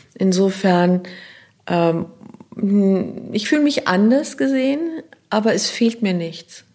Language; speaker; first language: German; non-native, local second language; French